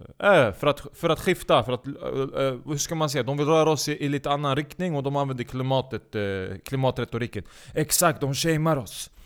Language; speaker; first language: Swedish; early bilingual, other home language; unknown